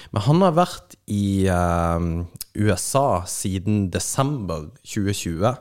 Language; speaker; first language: Norwegian; native; Norwegian